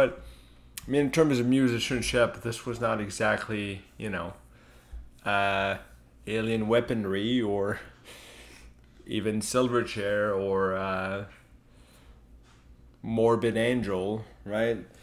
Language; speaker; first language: English; native; English